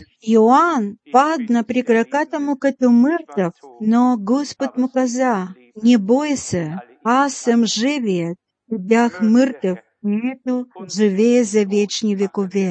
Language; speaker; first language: Bulgarian; non-native, fluent; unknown